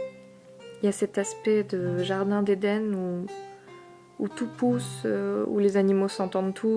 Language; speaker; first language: French; native; French